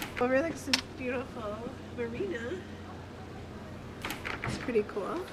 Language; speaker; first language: English; native; English